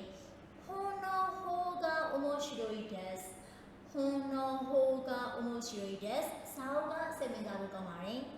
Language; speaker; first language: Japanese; non-native, fluent; Burmese